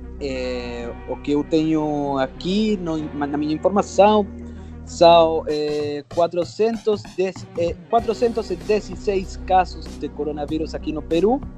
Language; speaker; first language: Portuguese; non-native, fluent; Spanish